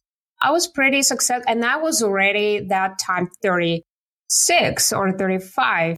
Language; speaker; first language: English; non-native, learner; Russian